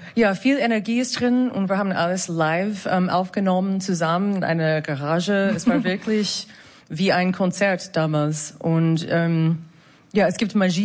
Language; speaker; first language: German; non-native, fluent; English